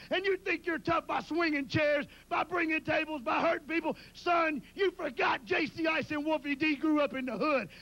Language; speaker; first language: English; native; English